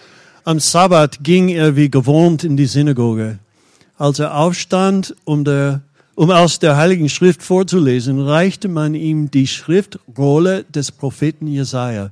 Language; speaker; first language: German; non-native, fluent; English